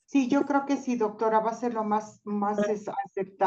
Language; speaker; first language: Spanish; native; Spanish